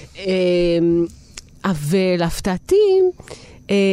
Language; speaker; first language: Hebrew; early bilingual, other home language; Italian